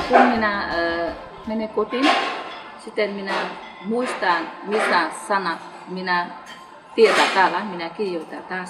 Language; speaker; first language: Finnish; non-native, learner; Khmer